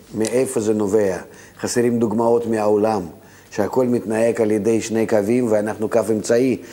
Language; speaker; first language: Hebrew; non-native, fluent; Russian